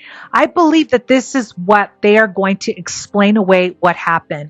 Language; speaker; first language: English; native; English